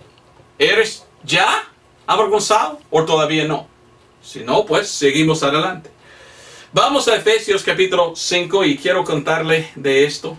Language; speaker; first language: Spanish; non-native, fluent; English